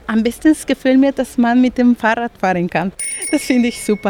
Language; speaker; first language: German; non-native, fluent; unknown